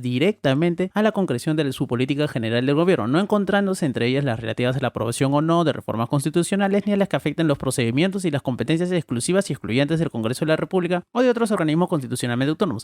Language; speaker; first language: Spanish; native; Spanish